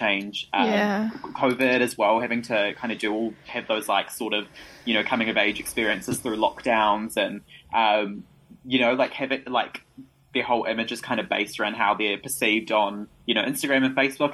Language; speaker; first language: English; native; English